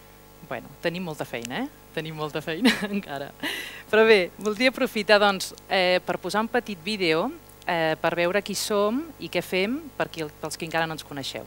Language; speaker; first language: Catalan; native; Catalan